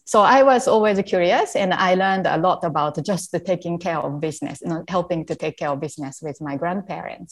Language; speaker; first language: English; non-native, fluent; Japanese